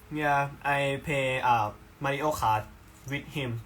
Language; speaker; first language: English; non-native, learner; Thai